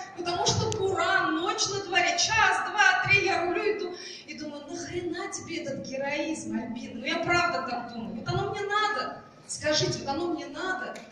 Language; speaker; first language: Russian; non-native, local second language; Tatar